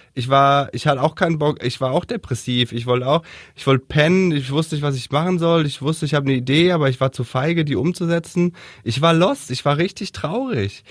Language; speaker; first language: German; native; German